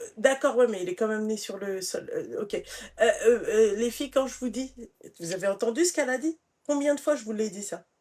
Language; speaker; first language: French; early bilingual, other home language; Arabic